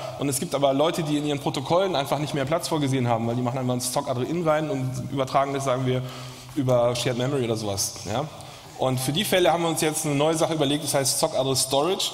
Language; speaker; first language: German; native; German